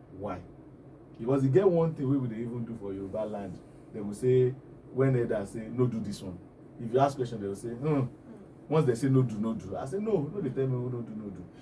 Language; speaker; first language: Nigerian Pidgin; non-native, local second language; Yoruba